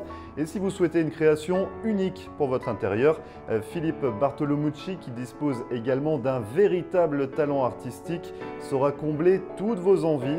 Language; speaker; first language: French; native; French